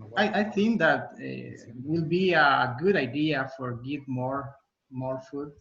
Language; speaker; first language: English; non-native, learner; Spanish